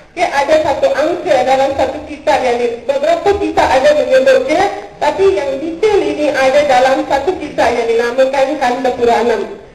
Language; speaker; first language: Malay; non-native, local second language; Tamil